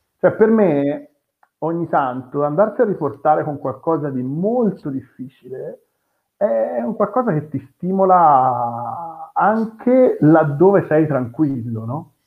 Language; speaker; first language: Italian; native; Italian